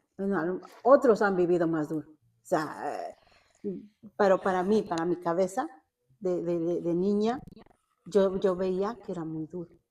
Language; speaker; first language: Spanish; native; Spanish